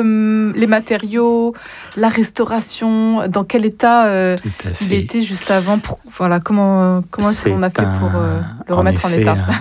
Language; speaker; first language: French; native; French